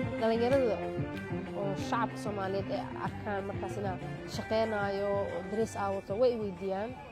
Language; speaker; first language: Somali; early bilingual, heritage; Somali